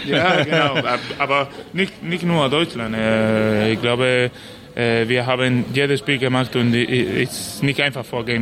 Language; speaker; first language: German; non-native, learner; Spanish